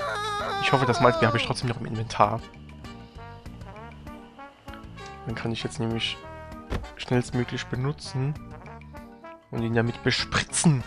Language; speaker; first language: German; native; German